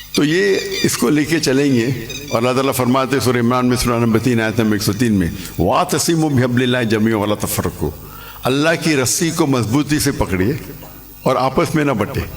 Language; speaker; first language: Urdu; non-native, local second language; English